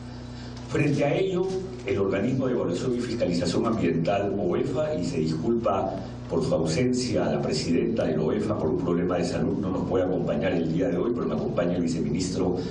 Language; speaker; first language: Spanish; native; Spanish